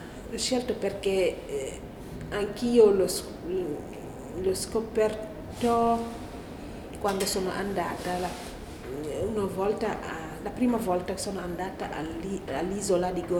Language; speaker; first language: Italian; non-native, learner; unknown